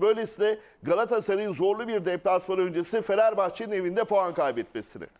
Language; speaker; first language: Turkish; native; Turkish